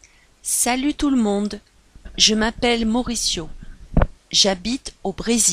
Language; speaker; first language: French; non-native, learner; Portuguese